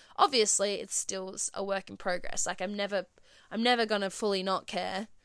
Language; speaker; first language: English; native; English